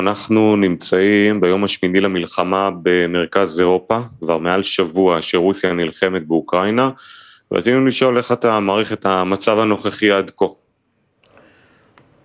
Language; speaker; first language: Hebrew; native; Hebrew